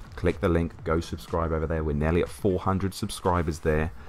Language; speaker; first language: English; native; English